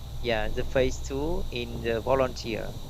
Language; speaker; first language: English; non-native, learner; Vietnamese